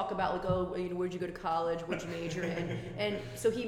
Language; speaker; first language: English; native; English